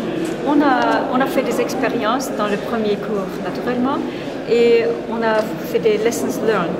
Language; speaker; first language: French; non-native, fluent; Spanish